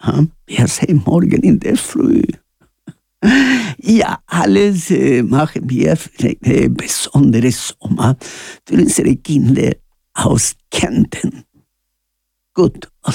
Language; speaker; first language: German; non-native, learner; Spanish